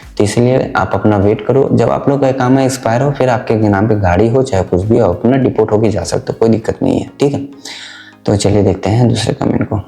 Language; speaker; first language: Hindi; native; Hindi